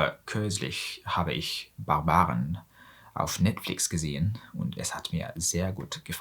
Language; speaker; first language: German; non-native, learner; Mongolian